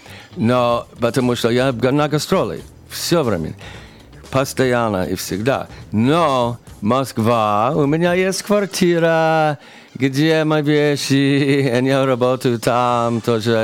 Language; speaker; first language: Russian; non-native, learner; English